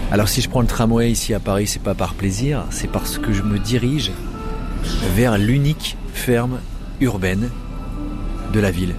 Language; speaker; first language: French; native; French